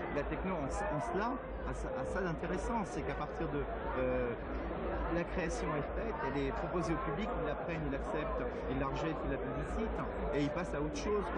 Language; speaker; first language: French; native; French